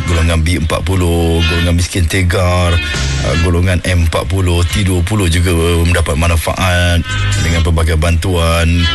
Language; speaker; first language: Malay; native; Malay